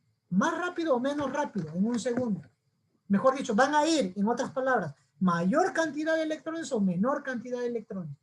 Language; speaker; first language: Spanish; native; Spanish